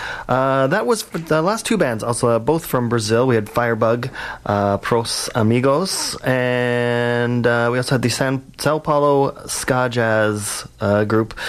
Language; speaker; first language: English; native; English